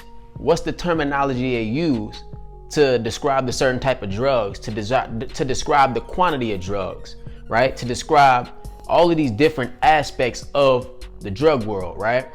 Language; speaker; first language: English; native; English